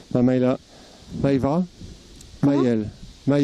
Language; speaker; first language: French; native; French